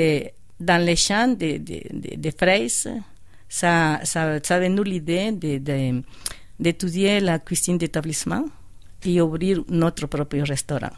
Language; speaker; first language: French; non-native, fluent; Spanish